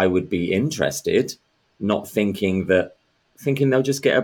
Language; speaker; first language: English; native; English